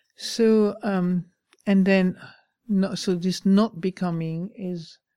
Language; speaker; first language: English; non-native, fluent; French